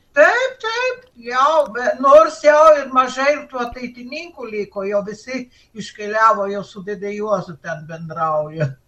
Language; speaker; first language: Lithuanian; early bilingual, heritage; Lithuanian